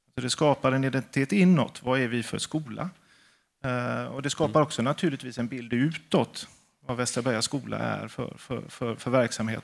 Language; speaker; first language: Swedish; native; Swedish